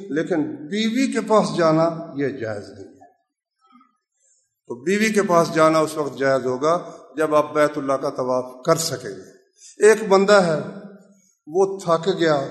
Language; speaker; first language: Urdu; non-native, local second language; Punjabi